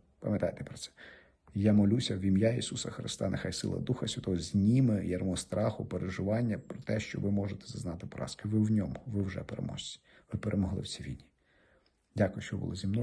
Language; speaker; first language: Ukrainian; native; Ukrainian